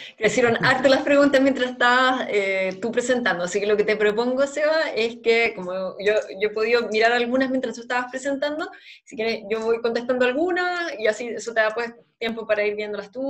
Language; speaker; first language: Spanish; native; Spanish